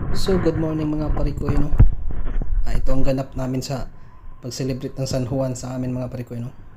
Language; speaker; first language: Filipino; non-native, local second language; Cebuano